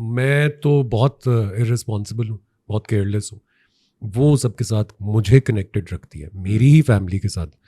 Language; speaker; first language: Urdu; non-native, local second language; Punjabi